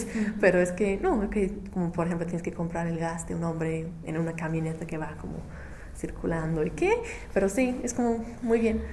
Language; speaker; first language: Spanish; non-native, fluent; English